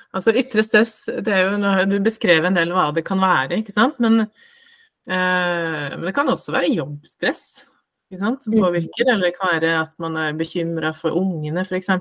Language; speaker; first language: Norwegian; native; Norwegian